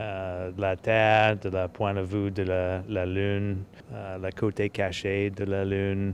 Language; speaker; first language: French; non-native, local second language; English